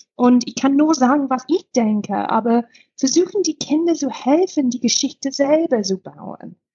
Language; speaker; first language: German; non-native, learner; English